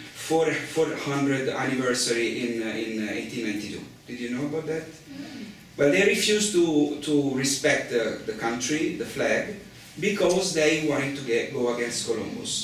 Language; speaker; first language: English; non-native, fluent; Italian